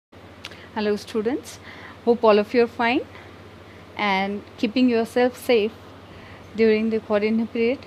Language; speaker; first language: English; non-native, local second language; Hindi